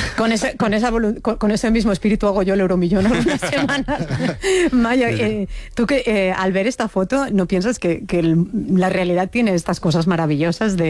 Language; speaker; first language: Spanish; native; Spanish